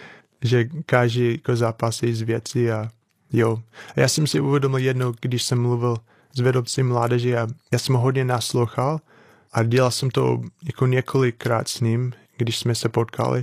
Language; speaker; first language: Czech; non-native, fluent; English